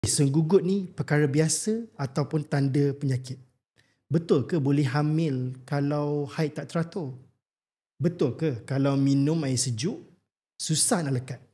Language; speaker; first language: Malay; native; Malay